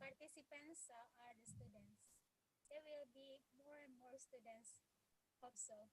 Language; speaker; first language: English; non-native, fluent; Indonesian